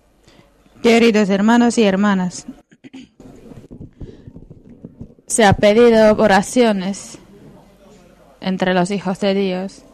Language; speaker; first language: Spanish; non-native, fluent; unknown